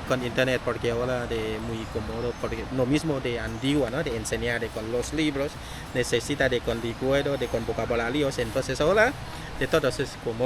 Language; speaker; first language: Spanish; non-native, learner; Thai